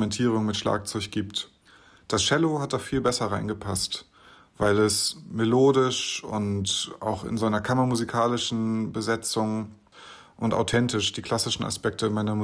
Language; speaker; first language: German; native; German